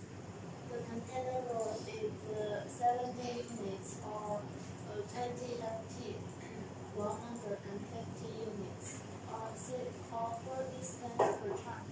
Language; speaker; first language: English; non-native, learner; Chinese